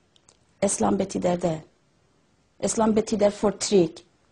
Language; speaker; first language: Swedish; non-native, learner; Persian